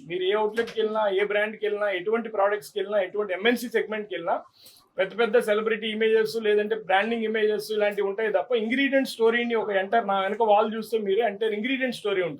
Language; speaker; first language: Telugu; native; Telugu